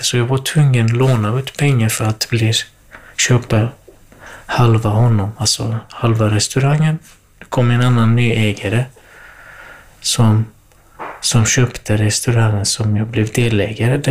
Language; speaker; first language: Swedish; non-native, fluent; Kurdish